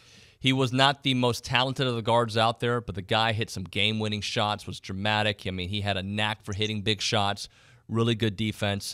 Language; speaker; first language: English; native; English